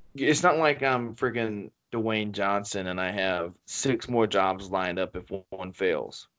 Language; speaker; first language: English; native; English